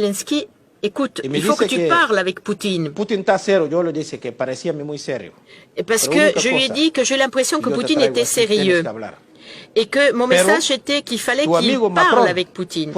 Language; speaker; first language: French; non-native, local second language; Portuguese